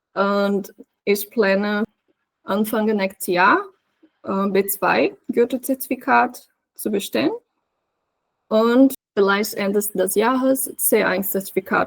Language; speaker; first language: German; non-native, fluent; Portuguese